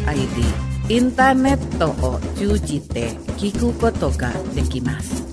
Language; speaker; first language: Japanese; non-native, learner; Indonesian